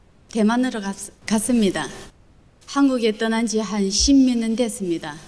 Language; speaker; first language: Korean; early bilingual, other home language; Chinese